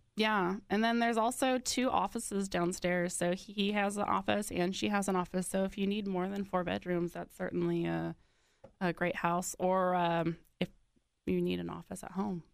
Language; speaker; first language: English; native; English